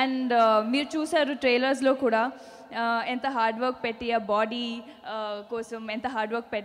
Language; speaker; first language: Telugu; non-native, fluent; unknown